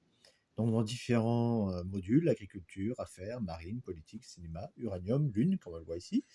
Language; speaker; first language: French; native; French